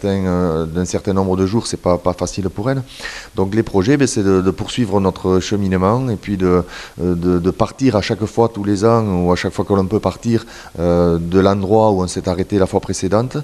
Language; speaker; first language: French; native; French